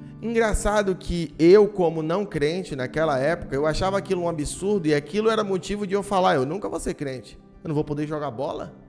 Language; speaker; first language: Portuguese; native; Portuguese